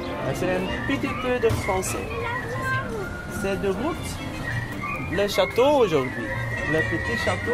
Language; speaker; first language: French; non-native, learner; Dutch